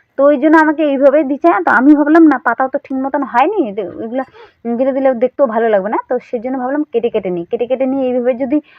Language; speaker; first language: Bangla; non-native, local second language; Rangpuri